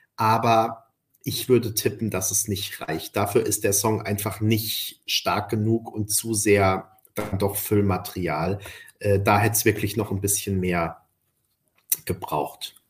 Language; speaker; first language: German; early bilingual, other home language; Spanish